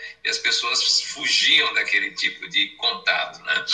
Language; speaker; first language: Portuguese; native; Portuguese